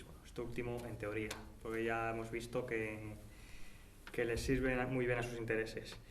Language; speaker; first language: Spanish; native; Spanish